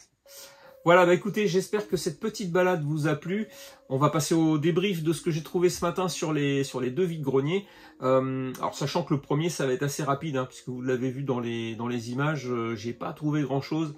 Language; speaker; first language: French; native; French